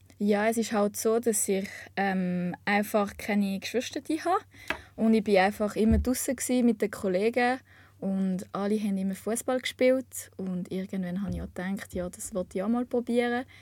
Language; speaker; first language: German; non-native, local second language; French